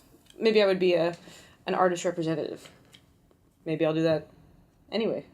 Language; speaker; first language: English; native; English